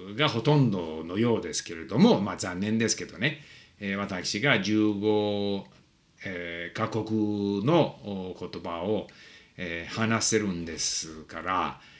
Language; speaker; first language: Japanese; non-native, fluent; English